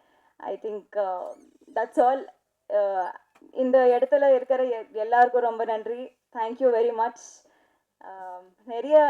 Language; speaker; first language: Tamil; non-native, learner; Telugu